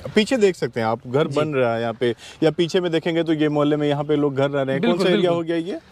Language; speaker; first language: Hindi; native; Hindi